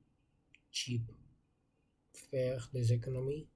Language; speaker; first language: French; non-native, learner; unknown